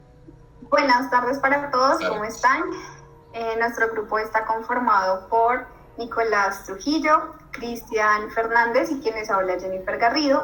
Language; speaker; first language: Spanish; native; Spanish